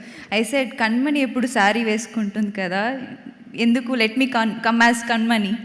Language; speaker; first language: Telugu; non-native, learner; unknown